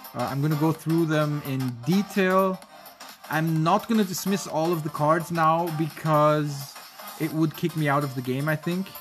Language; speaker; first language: English; non-native, fluent; German